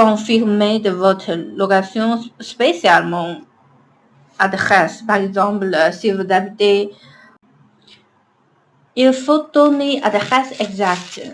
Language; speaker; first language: French; non-native, learner; Chinese